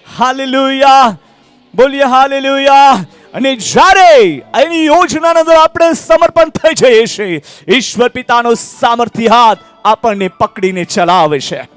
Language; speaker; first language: Gujarati; non-native, local second language; Marathi